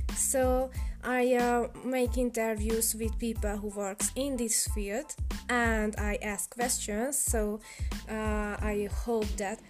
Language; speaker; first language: English; non-native, learner; Hungarian